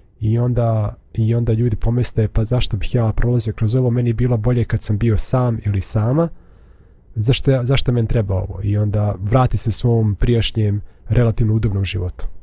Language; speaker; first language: Bosnian; native; Bosnian